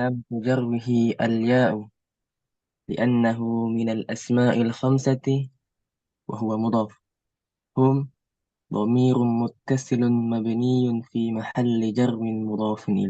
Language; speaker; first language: Arabic; non-native, learner; Indonesian